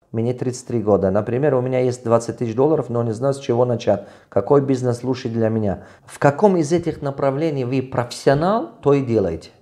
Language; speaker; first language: Russian; non-native, local second language; Tajik